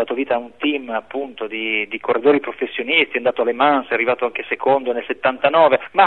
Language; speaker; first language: Italian; native; Italian